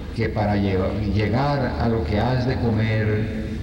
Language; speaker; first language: Spanish; native; Spanish